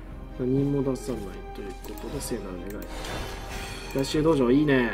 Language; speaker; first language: Japanese; native; Japanese